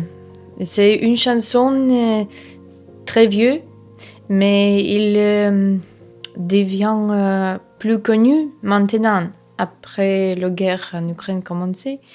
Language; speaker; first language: French; non-native, learner; Ukrainian